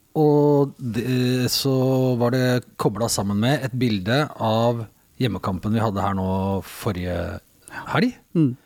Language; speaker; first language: Norwegian; native; Norwegian